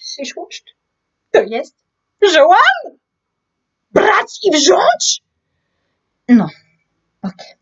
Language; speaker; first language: Polish; non-native, learner; French